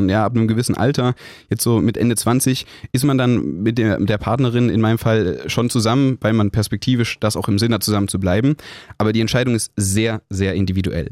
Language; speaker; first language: German; native; German